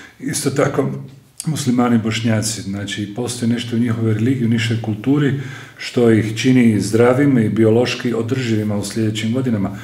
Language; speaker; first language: Croatian; native; Croatian